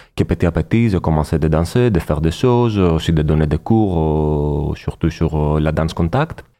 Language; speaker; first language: French; non-native, fluent; Greek